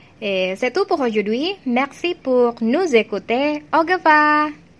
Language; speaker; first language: French; non-native, learner; Cantonese